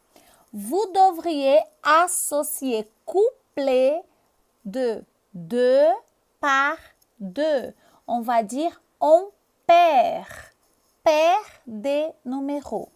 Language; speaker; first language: French; non-native, fluent; Portuguese